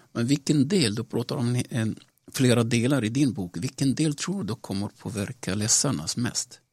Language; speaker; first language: Swedish; non-native, fluent; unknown